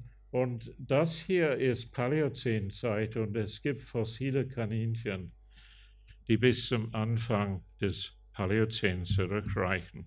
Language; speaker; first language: German; non-native, fluent; English